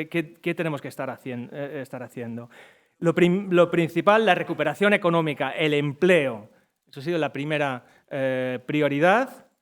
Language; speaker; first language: Spanish; non-native, fluent; English